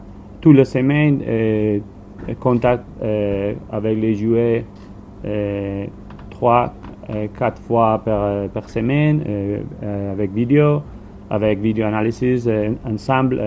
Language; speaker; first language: French; non-native, learner; Spanish